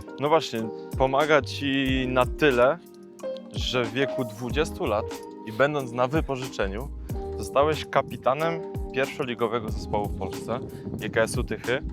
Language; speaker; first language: Polish; native; Polish